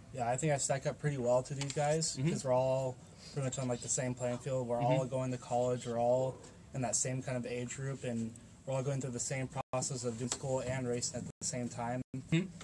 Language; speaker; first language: English; native; English